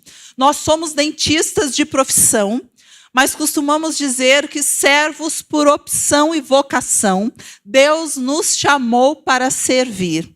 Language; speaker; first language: Portuguese; native; Portuguese